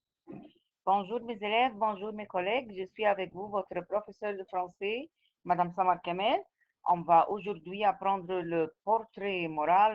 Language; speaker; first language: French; non-native, fluent; Arabic